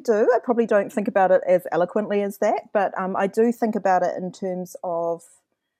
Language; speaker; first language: English; native; English